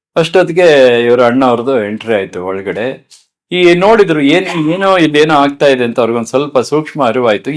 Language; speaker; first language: Kannada; native; Kannada